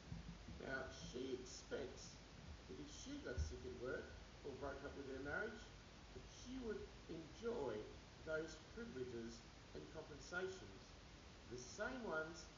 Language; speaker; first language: English; native; English